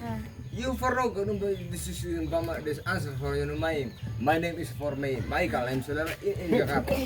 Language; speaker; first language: English; non-native, learner; Indonesian